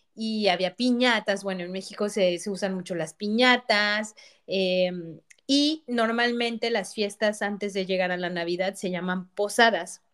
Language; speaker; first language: Spanish; native; Spanish